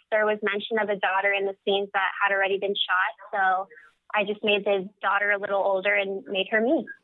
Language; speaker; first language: English; native; English